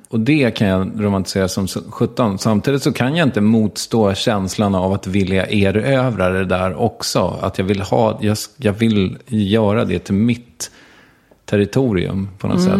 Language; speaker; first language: Swedish; native; Swedish